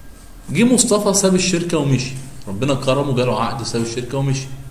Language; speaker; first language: Arabic; native; Arabic